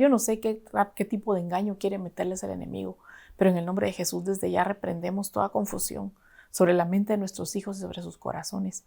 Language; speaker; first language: Spanish; native; Spanish